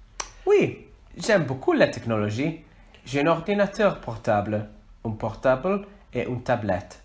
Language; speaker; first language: French; non-native, learner; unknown